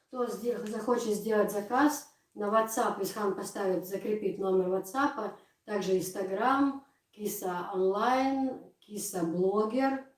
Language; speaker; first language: Russian; non-native, local second language; Chechen